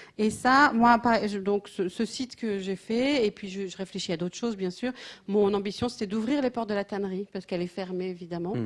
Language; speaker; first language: French; native; French